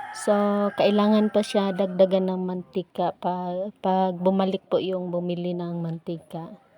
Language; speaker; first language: Filipino; non-native, local second language; Cebuano